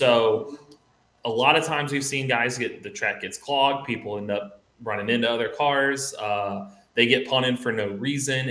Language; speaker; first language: English; native; English